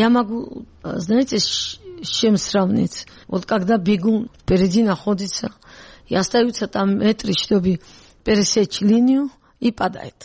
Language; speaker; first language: Russian; non-native, local second language; Georgian